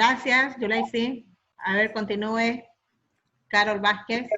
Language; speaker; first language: Spanish; native; Spanish